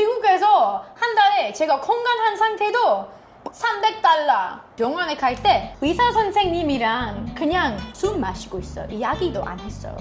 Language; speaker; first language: Korean; non-native, fluent; English